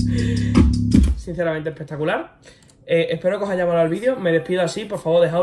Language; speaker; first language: Spanish; native; Spanish